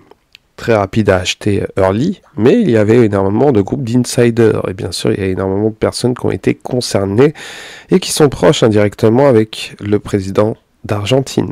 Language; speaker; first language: French; native; French